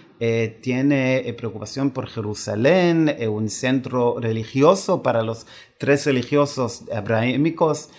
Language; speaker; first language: Spanish; non-native, fluent; Hebrew